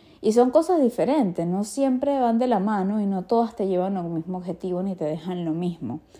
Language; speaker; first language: Spanish; native; Spanish